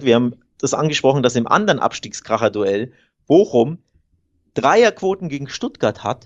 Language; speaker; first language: German; native; German